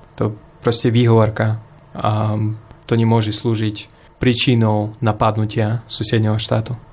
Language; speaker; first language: Slovak; non-native, fluent; Russian